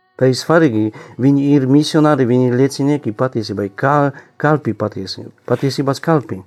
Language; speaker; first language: Latvian; non-native, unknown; Polish